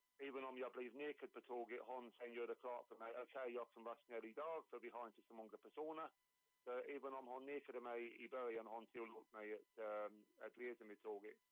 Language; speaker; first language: Swedish; non-native, fluent; English